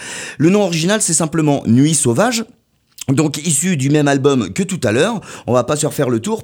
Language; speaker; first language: French; native; French